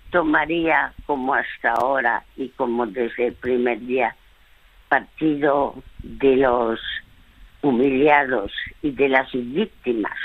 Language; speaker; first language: Spanish; early bilingual, other home language; French